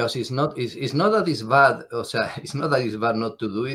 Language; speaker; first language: English; non-native, fluent; Spanish